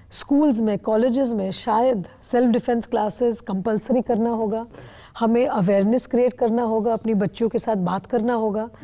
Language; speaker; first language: Hindi; non-native, local second language; Bangla